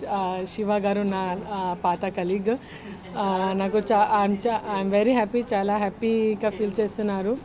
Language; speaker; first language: Telugu; non-native, learner; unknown